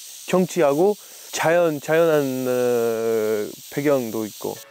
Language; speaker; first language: Korean; non-native, fluent; English